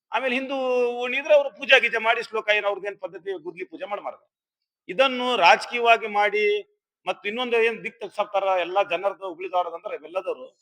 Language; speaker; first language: Kannada; non-native, local second language; Urdu